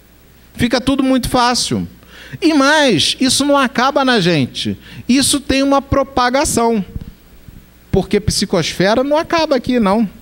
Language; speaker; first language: Portuguese; native; Portuguese